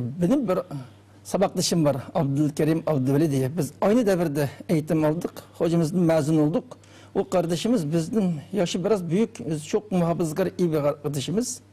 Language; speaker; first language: Turkish; non-native, learner; Uyghur